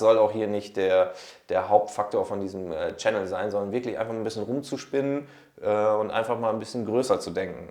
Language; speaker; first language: German; native; German